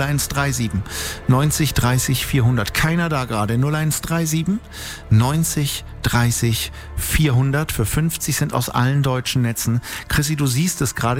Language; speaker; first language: German; native; German